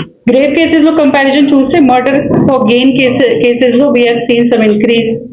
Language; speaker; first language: English; non-native, local second language; Telugu